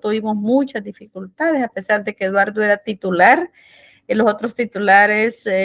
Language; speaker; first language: Spanish; native; Spanish